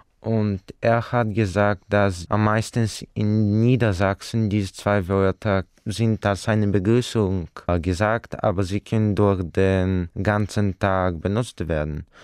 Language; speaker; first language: German; non-native, fluent; Bulgarian